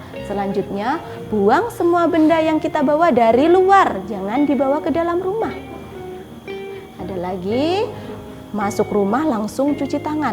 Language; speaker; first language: Indonesian; native; Indonesian